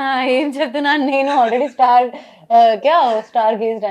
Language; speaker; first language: Telugu; non-native, learner; Gujarati